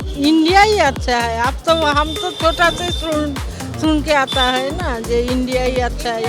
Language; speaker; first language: Hindi; non-native, local second language; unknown